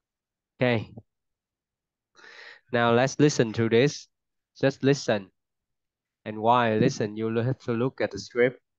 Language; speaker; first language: English; non-native, fluent; Vietnamese